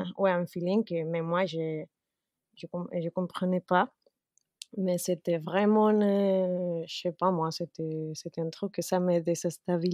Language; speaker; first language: French; non-native, fluent; Spanish